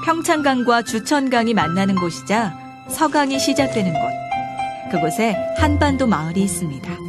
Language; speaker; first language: Korean; native; Korean